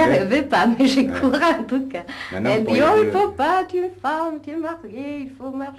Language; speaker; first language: French; non-native, fluent; Italian